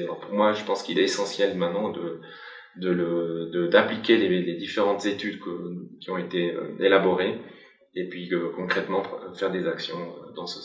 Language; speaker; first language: French; native; French